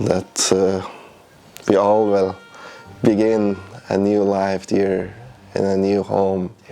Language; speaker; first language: English; non-native, learner; Persian